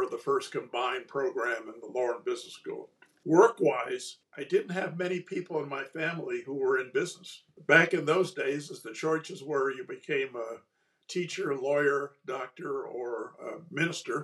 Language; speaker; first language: English; native; English